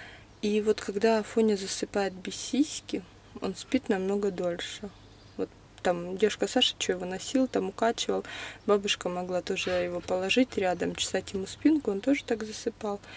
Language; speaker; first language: Russian; native; Russian